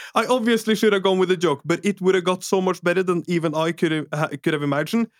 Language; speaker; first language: English; non-native, fluent; Norwegian